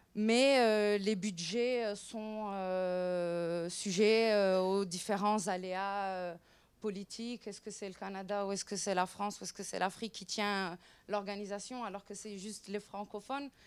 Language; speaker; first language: French; non-native, local second language; Arabic